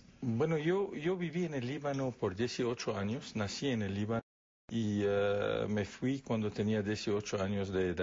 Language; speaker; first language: Spanish; non-native, fluent; Arabic